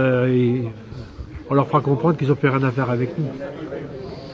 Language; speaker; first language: French; native; French